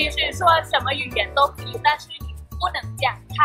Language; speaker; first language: Chinese; non-native, fluent; Thai